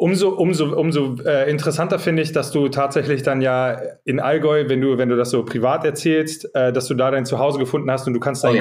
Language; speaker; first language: German; native; German